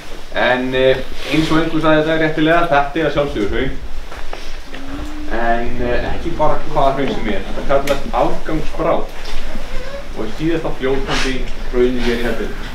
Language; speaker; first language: Icelandic; native; Icelandic